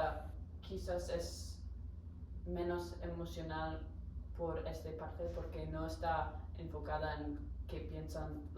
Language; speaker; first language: Spanish; non-native, learner; English